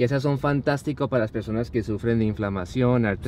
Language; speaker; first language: Spanish; native; Spanish